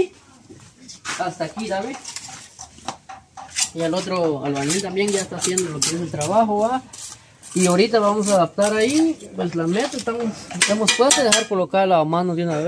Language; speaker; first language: Spanish; native; Spanish